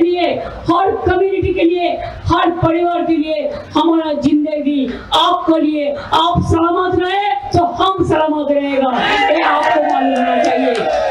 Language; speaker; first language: Hindi; non-native, local second language; Bangla